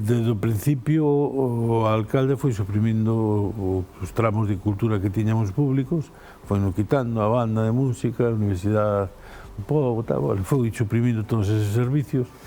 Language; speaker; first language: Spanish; native; Spanish